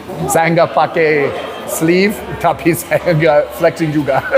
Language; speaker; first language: Indonesian; non-native, learner; English